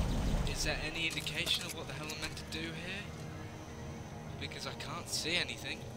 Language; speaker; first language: English; native; English